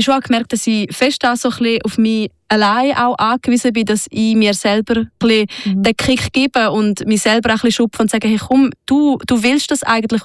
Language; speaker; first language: German; native; German